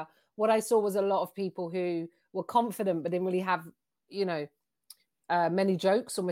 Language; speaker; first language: English; native; English